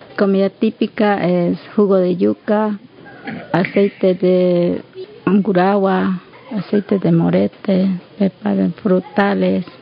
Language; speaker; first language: Spanish; non-native, local second language; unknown